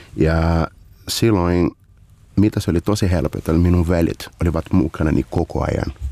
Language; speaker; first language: Finnish; non-native, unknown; Portuguese